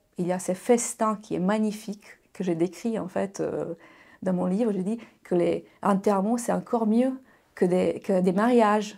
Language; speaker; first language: French; non-native, fluent; Bosnian